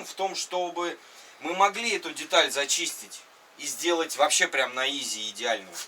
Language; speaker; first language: Russian; native; Russian